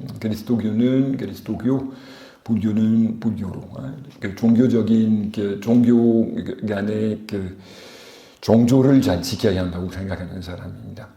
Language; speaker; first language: Korean; non-native, fluent; French